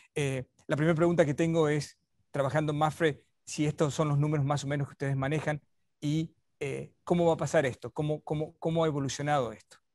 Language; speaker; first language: Spanish; native; Spanish